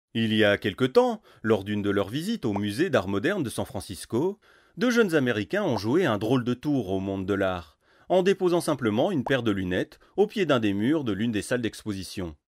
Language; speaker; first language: French; native; French